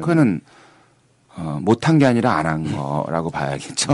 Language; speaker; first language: Korean; native; Korean